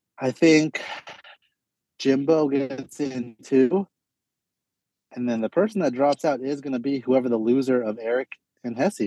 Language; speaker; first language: English; native; English